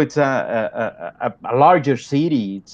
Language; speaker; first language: English; non-native, fluent; Portuguese